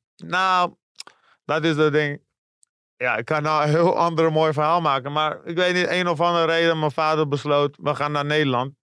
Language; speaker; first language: Dutch; early bilingual, other home language; Persian